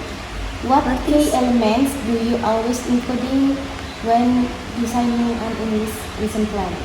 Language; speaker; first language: English; non-native, learner; Indonesian